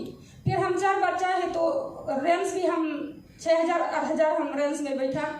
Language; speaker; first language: Hindi; non-native, local second language; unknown